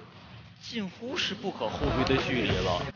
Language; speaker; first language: Chinese; native; Chinese